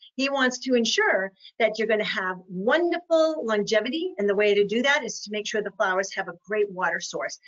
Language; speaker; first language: English; native; English